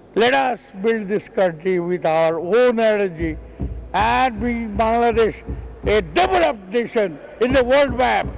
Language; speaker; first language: English; non-native, local second language; Bangla